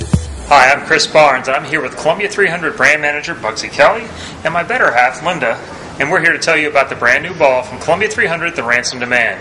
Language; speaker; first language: English; native; English